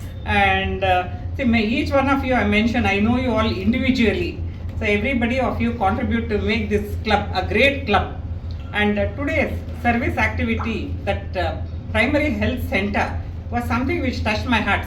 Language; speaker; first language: English; non-native, local second language; Telugu